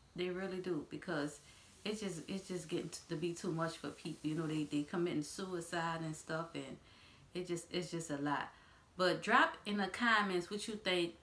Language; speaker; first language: English; native; English